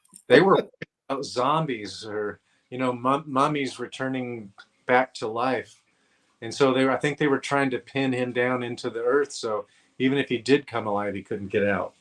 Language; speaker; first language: English; native; English